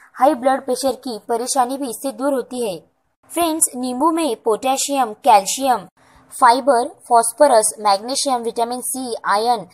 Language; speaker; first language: Hindi; non-native, local second language; Marathi